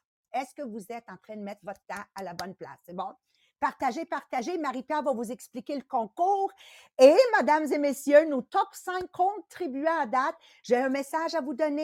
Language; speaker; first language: French; native; French